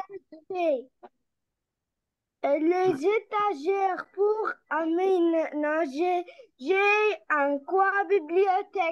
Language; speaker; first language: French; non-native, learner; Arabic